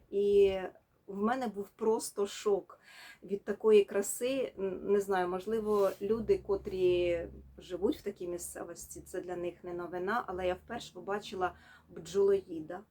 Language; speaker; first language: Ukrainian; native; Ukrainian